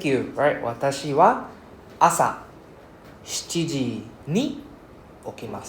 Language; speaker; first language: Japanese; non-native, fluent; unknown